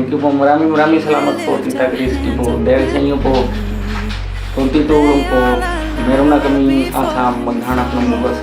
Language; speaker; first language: Filipino; non-native, learner; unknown